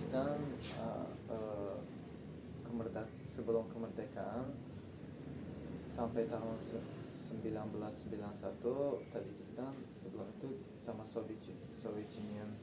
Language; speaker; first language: Indonesian; non-native, learner; Tajik